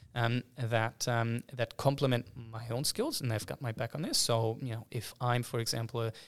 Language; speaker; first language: English; non-native, fluent; German